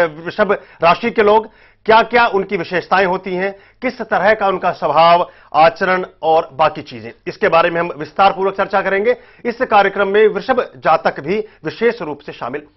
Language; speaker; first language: Hindi; native; Hindi